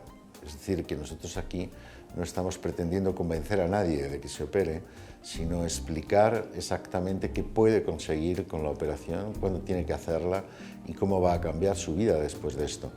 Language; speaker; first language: Spanish; native; Spanish